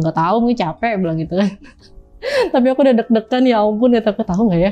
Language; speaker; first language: Indonesian; native; Indonesian